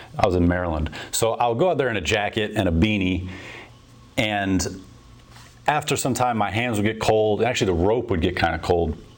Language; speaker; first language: English; native; English